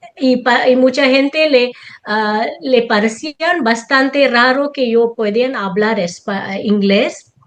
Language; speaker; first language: Spanish; non-native, fluent; Tamil